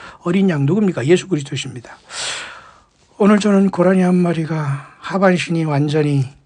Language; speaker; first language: Korean; native; Korean